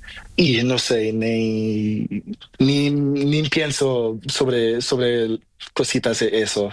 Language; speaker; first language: Spanish; non-native, learner; Portuguese